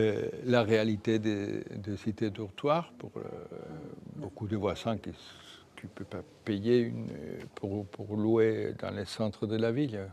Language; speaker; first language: French; non-native, fluent; Spanish